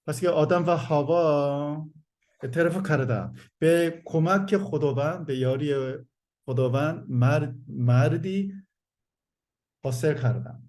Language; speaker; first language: Persian; non-native, learner; Korean